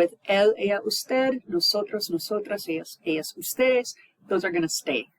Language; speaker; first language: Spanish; non-native, fluent; English